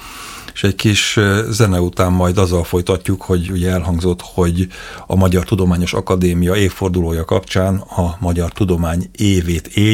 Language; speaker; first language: Hungarian; native; Hungarian